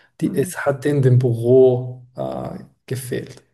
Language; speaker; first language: German; non-native, fluent; Spanish